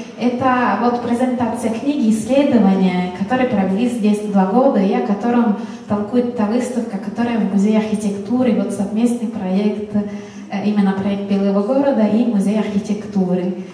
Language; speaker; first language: Russian; non-native, fluent; Italian